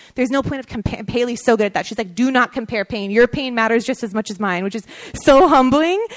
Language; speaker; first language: English; early bilingual, other home language; Persian